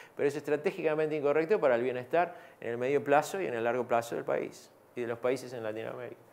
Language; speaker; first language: Spanish; native; Spanish